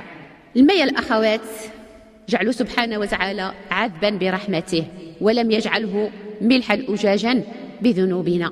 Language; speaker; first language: Arabic; native; Arabic